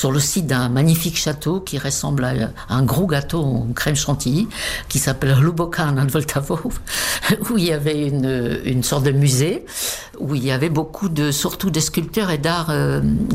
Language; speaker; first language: French; non-native, fluent; Czech